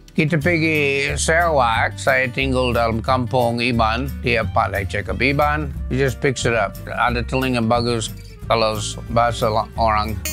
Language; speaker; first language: Malay; non-native, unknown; English